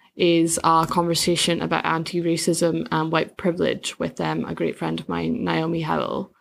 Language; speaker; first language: English; native; English